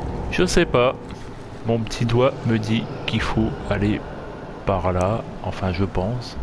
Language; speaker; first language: French; native; French